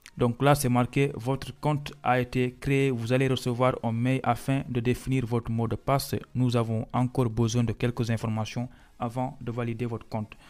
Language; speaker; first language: French; non-native, local second language; Fula